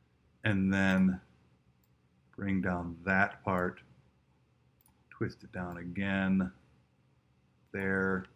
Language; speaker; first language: English; native; English